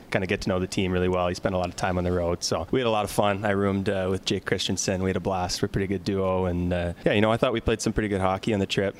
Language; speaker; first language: English; native; English